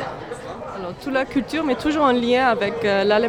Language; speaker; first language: French; non-native, learner; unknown